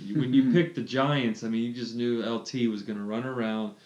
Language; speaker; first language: English; native; English